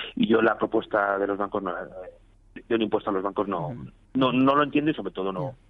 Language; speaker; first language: Spanish; native; Spanish